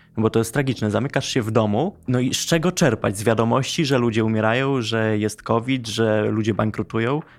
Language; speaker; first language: Polish; native; Polish